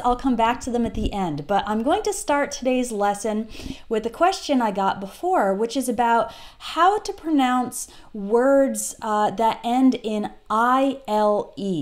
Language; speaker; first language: English; native; English